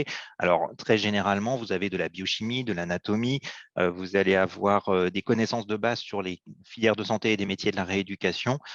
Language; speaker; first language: French; native; French